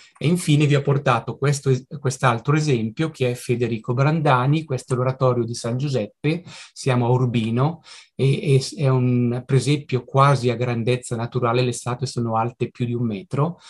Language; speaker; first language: Italian; native; Italian